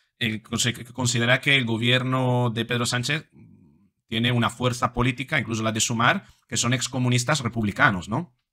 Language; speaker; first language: Spanish; non-native, fluent; Italian